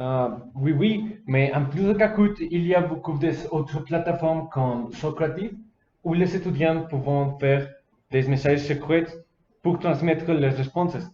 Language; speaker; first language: French; non-native, learner; Spanish